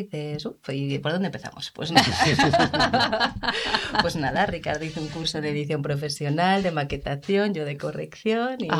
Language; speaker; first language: Spanish; native; Spanish